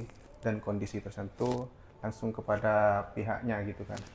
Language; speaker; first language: Indonesian; non-native, local second language; Madurese